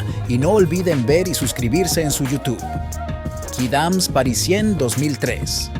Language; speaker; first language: Spanish; native; Spanish